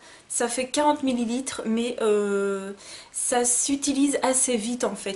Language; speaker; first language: French; native; French